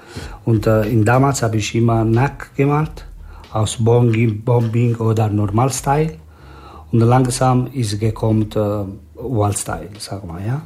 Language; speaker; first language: German; non-native, learner; Italian